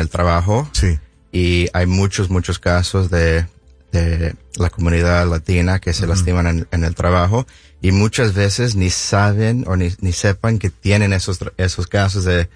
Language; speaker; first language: Spanish; early bilingual, heritage; Spanish